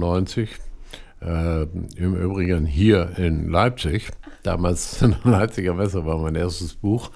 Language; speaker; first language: German; non-native, fluent; Hebrew